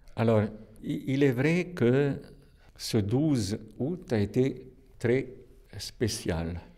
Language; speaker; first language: French; non-native, local second language; Italian